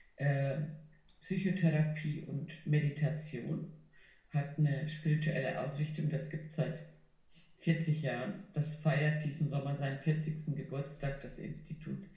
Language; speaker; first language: German; non-native, fluent; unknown